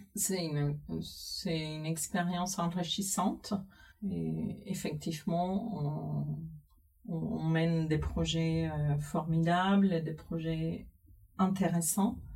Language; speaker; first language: French; non-native, fluent; Spanish